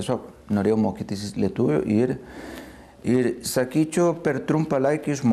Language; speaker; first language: Lithuanian; non-native, fluent; Spanish